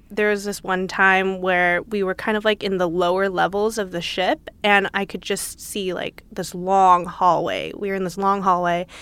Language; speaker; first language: English; native; English